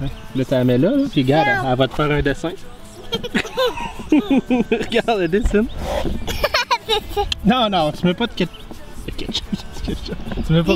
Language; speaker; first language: French; native; French